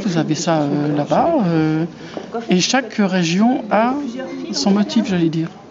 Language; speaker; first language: French; native; French